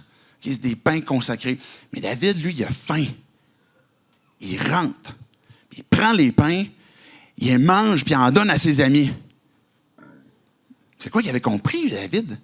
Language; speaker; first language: French; native; French